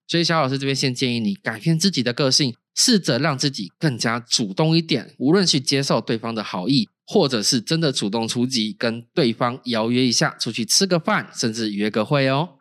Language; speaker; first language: Chinese; native; Chinese